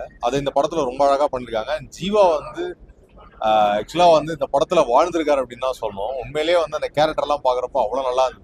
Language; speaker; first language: Tamil; native; Tamil